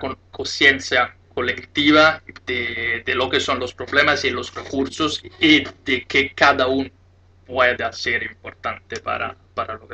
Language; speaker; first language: Spanish; non-native, fluent; Italian